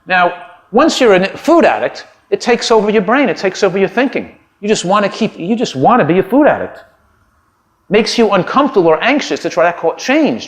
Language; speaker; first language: English; native; English